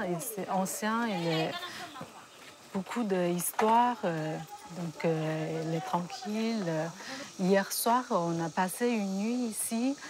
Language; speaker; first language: French; non-native, learner; Chinese